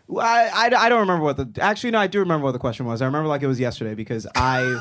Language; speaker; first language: English; early bilingual, other home language; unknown